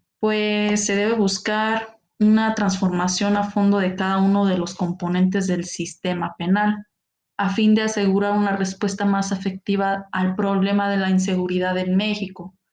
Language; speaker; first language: Spanish; native; Spanish